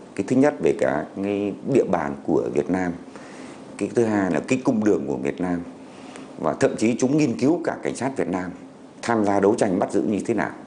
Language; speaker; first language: Vietnamese; native; Vietnamese